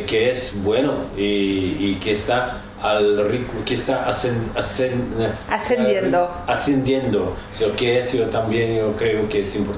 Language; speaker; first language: Spanish; non-native, fluent; Czech